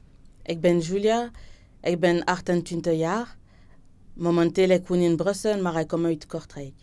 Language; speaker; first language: Dutch; non-native, local second language; French